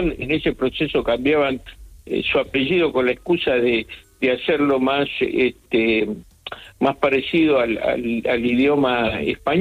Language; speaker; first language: Spanish; native; Spanish